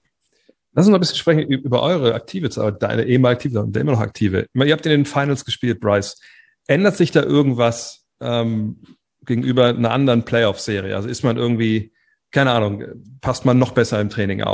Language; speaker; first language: German; native; German